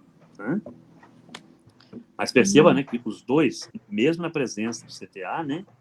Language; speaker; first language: Portuguese; native; Portuguese